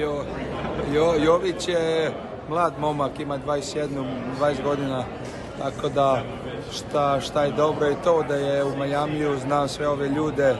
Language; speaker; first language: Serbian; early bilingual, heritage; Slovenian